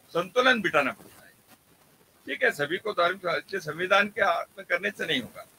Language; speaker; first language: Hindi; non-native, local second language; Kannada